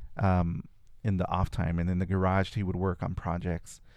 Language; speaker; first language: English; early bilingual, other home language; Spanish